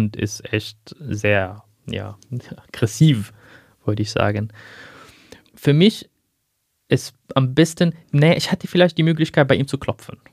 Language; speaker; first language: German; non-native, fluent; Arabic